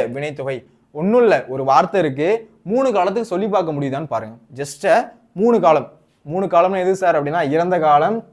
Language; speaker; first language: Tamil; native; Tamil